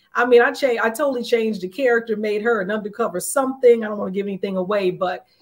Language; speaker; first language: English; native; English